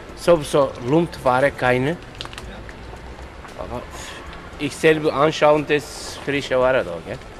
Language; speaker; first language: German; non-native, learner; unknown